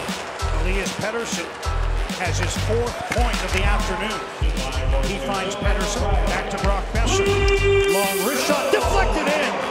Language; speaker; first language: English; native; English